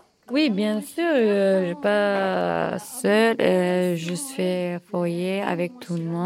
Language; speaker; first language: French; non-native, learner; Turkish